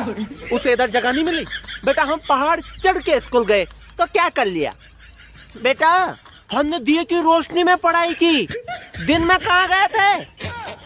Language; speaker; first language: Hindi; native; Hindi